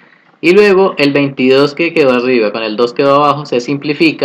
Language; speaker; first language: Spanish; native; Spanish